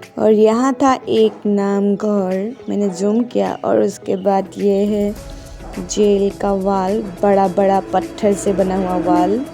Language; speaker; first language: Hindi; non-native, local second language; Assamese